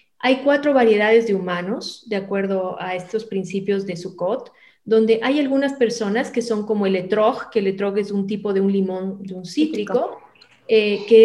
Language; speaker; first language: Spanish; native; Spanish